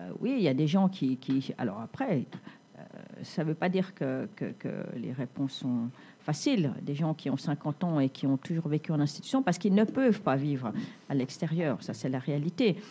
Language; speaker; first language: French; native; French